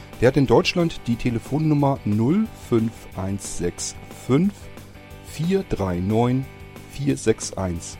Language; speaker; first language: German; native; German